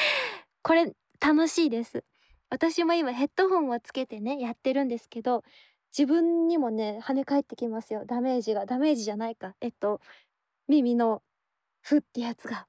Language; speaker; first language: Japanese; native; Japanese